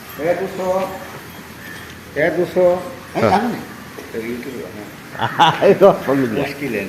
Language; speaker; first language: Hindi; non-native, local second language; Bangla